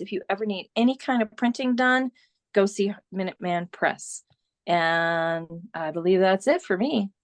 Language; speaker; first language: English; native; English